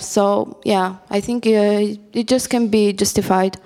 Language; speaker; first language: English; non-native, fluent; Italian